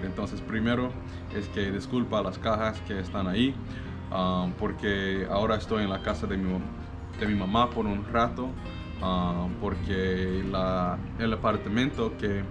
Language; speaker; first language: Spanish; non-native, learner; English